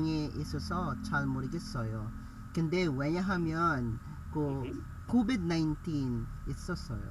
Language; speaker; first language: Korean; non-native, learner; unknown